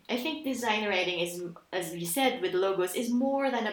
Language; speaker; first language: English; non-native, local second language; Filipino